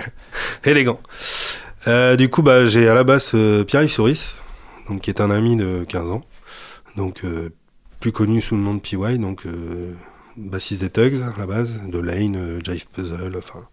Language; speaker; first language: French; native; French